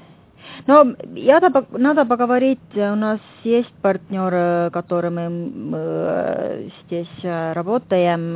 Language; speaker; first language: Russian; non-native, learner; Estonian